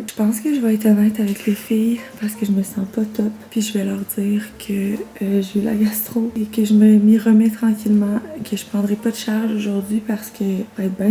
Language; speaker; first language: French; native; French